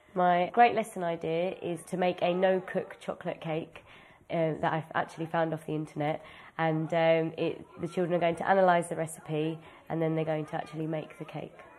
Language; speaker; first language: English; native; English